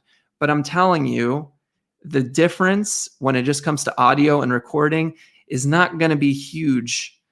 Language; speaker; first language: English; native; English